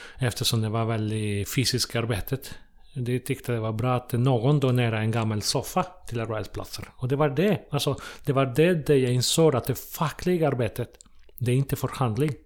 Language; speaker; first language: Swedish; non-native, fluent; Spanish